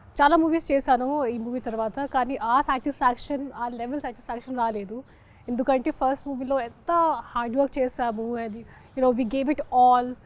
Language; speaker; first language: Telugu; non-native, local second language; Hindi